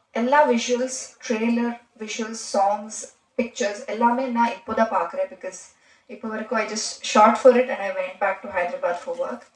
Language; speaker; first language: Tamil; non-native, learner; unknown